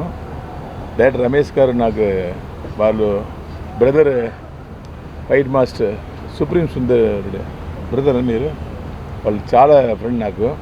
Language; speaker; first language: Telugu; non-native, learner; Tamil